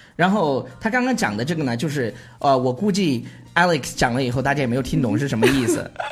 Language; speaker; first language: Chinese; native; Chinese